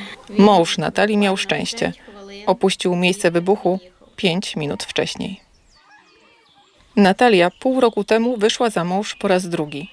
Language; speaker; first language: Polish; native; Polish